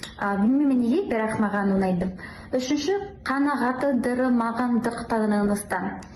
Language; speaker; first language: Kazakh; non-native, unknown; English